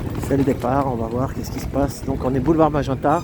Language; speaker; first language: French; native; French